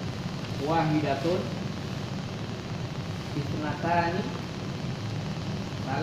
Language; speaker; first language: Arabic; non-native, learner; Indonesian